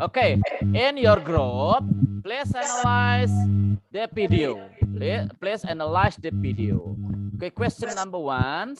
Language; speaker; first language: English; non-native, learner; Indonesian